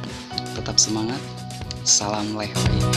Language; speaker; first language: Indonesian; native; Indonesian